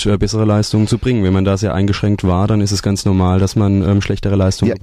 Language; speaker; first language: German; native; German